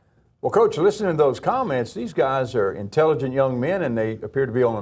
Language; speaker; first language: English; native; English